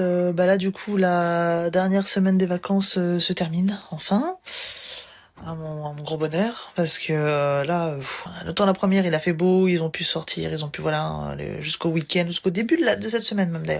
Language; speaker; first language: French; native; French